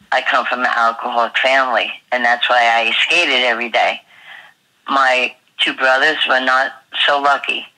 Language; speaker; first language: English; native; English